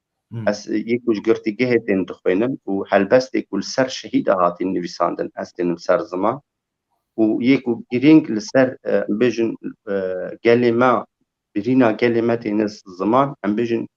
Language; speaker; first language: Kurdish; native; Kurdish